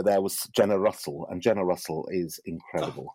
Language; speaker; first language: English; native; English